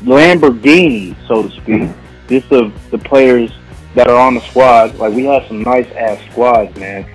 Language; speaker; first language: English; native; English